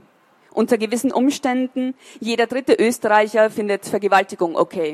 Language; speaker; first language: German; native; German